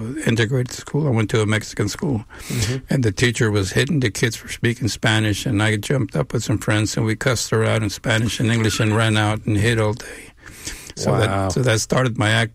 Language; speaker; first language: English; non-native, local second language; Spanish